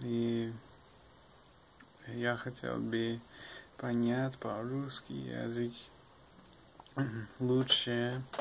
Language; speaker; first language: Russian; non-native, learner; English